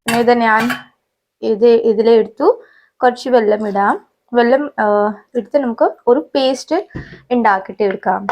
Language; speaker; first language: Malayalam; non-native, local second language; Hindi